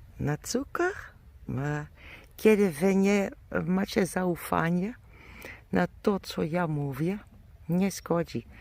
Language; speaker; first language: Polish; non-native, learner; German